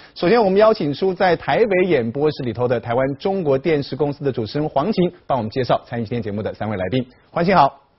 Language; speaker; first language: Chinese; native; Chinese